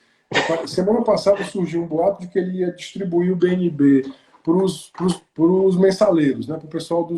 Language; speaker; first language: Portuguese; native; Portuguese